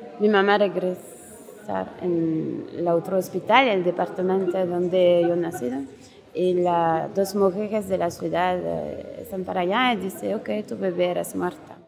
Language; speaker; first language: Spanish; non-native, learner; French